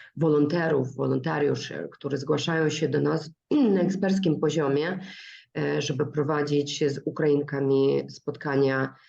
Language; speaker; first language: Polish; non-native, fluent; Russian